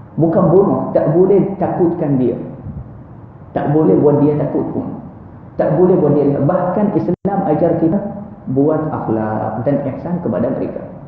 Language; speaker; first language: Malay; non-native, fluent; Arabic